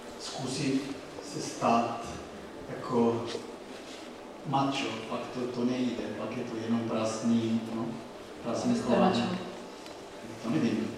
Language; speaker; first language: Czech; non-native, learner; Italian